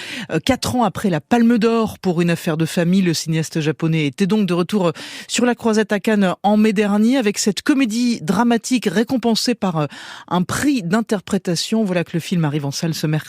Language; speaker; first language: French; native; French